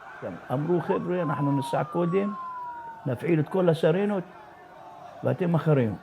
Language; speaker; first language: Hebrew; non-native, local second language; Arabic